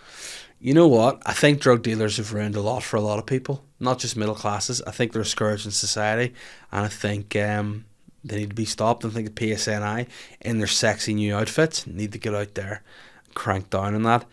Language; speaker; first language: English; native; English